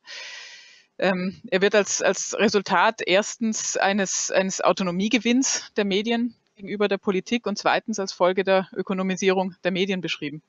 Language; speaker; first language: German; native; German